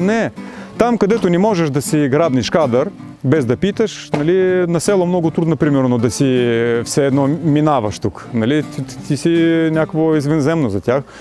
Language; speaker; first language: Bulgarian; non-native, fluent; Russian